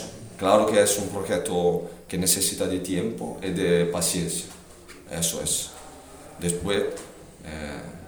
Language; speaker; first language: Spanish; non-native, fluent; Italian